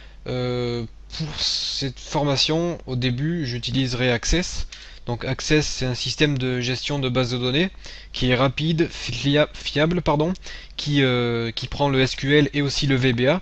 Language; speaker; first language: French; native; French